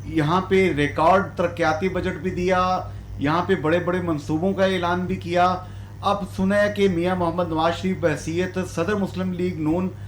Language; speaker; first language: Urdu; non-native, local second language; Punjabi